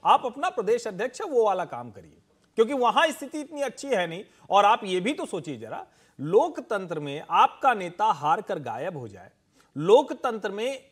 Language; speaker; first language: Hindi; native; Hindi